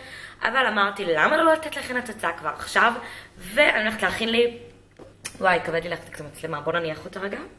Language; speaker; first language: Hebrew; native; Hebrew